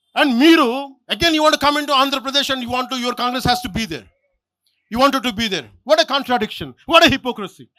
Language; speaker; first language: English; non-native, local second language; Telugu